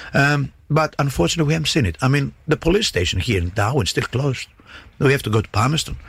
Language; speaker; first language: English; non-native, fluent; Greek